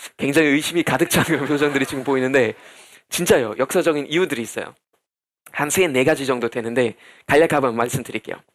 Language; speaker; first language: Korean; non-native, fluent; German